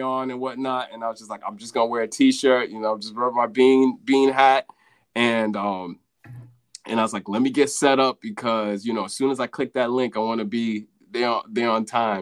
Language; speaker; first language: English; native; English